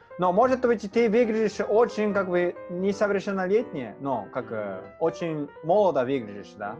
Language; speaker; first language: Russian; non-native, fluent; Japanese